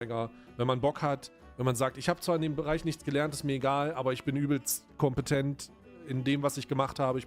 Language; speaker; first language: German; native; German